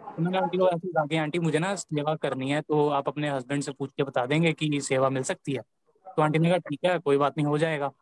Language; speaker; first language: Hindi; native; Hindi